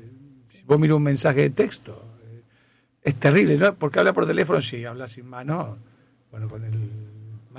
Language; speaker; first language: Spanish; native; Spanish